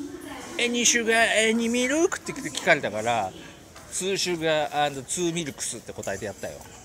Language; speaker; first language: Japanese; native; Japanese